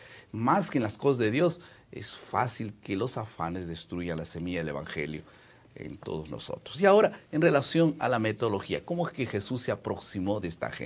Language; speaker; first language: Spanish; non-native, fluent; Portuguese